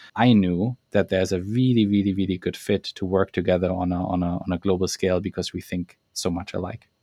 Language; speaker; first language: English; non-native, fluent; German